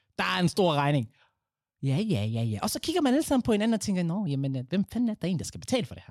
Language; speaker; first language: Danish; early bilingual, other home language; Somali